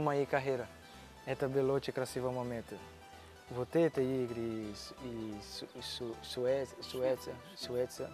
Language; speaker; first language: Russian; non-native, learner; Portuguese